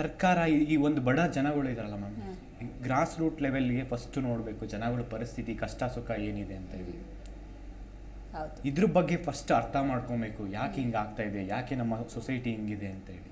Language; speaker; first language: Kannada; native; Kannada